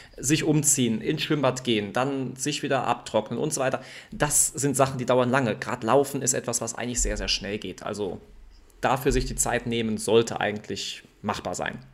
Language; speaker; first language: German; native; German